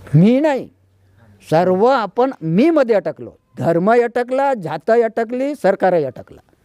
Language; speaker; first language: Marathi; non-native, local second language; Gondi